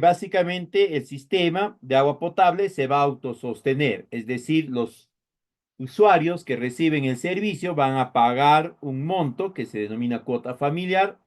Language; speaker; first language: Spanish; native; Spanish